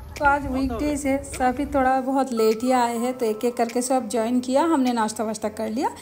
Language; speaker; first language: Hindi; non-native, local second language; Bangla